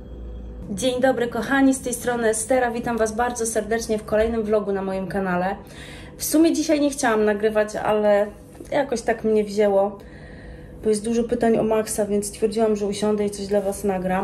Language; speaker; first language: Polish; native; Polish